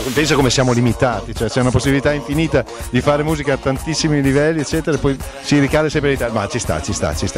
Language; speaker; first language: Italian; native; Italian